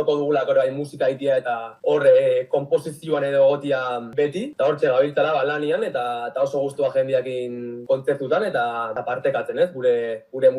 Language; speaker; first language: Basque; native; Basque